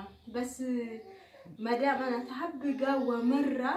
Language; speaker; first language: Arabic; non-native, learner; Oromo